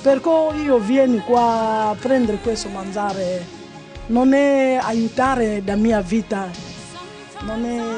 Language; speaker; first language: Italian; non-native, learner; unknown